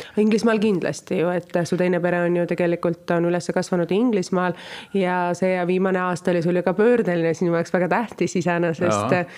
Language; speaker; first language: Estonian; native; Estonian